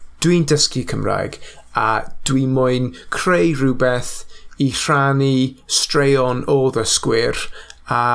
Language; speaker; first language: Welsh; non-native, learner; English